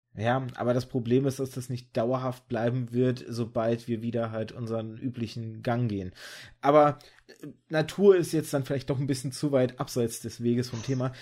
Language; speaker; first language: German; early bilingual, other home language; Russian